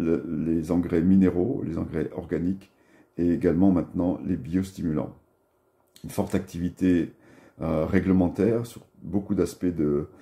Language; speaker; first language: French; native; French